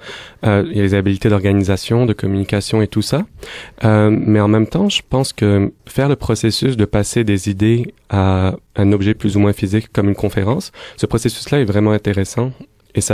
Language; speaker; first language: French; native; French